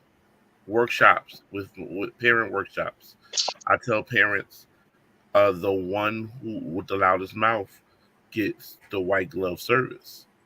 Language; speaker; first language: English; native; English